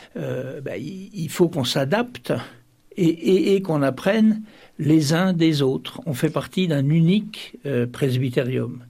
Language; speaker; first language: French; native; French